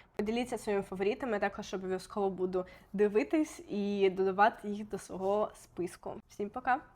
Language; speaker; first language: Ukrainian; non-native, local second language; Russian